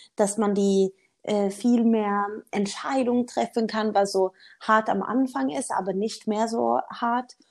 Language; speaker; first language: German; non-native, fluent; Swedish